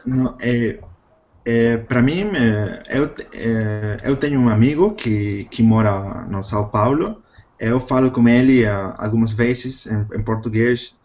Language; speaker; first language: Portuguese; non-native, learner; Spanish